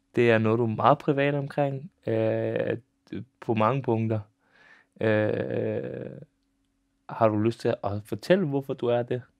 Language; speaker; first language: Danish; early bilingual, other home language; Serbian